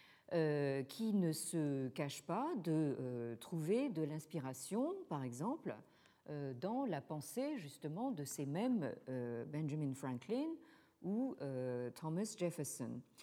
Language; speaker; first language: French; native; French